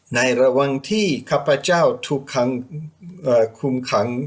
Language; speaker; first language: Thai; non-native, fluent; English